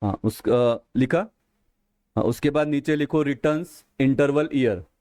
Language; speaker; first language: Hindi; non-native, local second language; Marathi